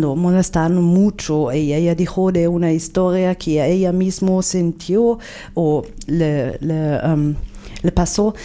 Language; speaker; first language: Spanish; non-native, fluent; German